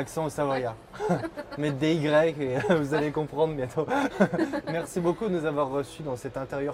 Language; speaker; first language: French; native; French